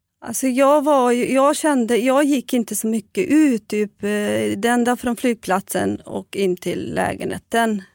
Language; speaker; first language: Swedish; non-native, fluent; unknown